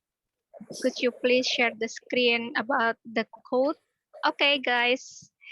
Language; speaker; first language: English; non-native, learner; Indonesian